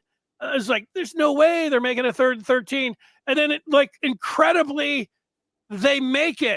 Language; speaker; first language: English; native; English